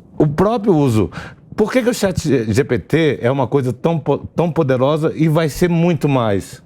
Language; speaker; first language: Portuguese; native; Portuguese